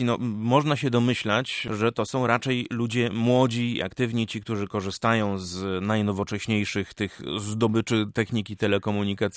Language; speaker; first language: Polish; native; Polish